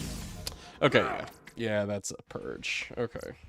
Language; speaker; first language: English; native; English